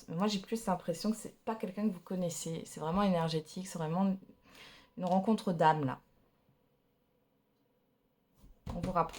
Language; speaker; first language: French; native; French